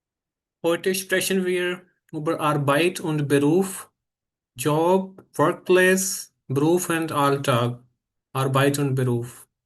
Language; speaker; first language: German; non-native, fluent; Urdu